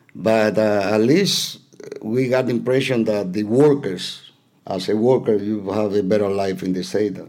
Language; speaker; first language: English; non-native, fluent; Spanish